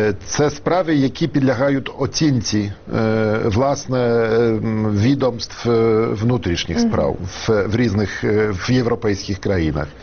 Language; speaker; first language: Ukrainian; non-native, fluent; Polish